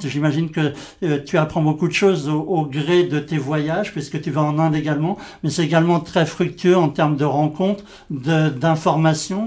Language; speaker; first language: French; native; French